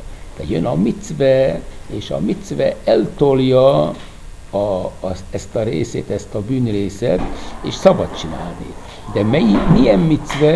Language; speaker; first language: Hungarian; non-native, fluent; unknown